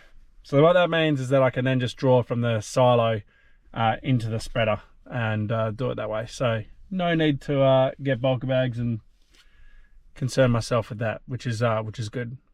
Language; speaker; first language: English; native; English